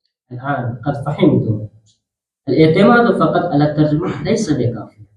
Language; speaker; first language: Arabic; non-native, learner; Urdu